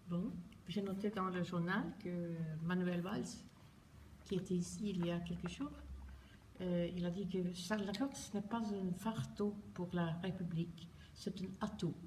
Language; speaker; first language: French; non-native, fluent; Swedish